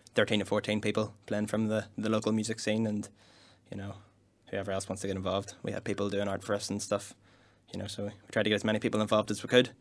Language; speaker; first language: English; native; English